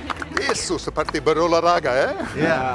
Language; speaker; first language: Indonesian; non-native, fluent; English